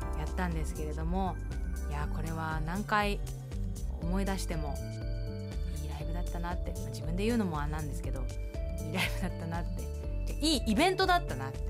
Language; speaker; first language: Japanese; early bilingual, heritage; Japanese